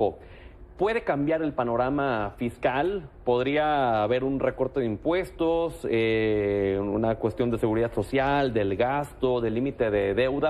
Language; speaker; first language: Spanish; native; Spanish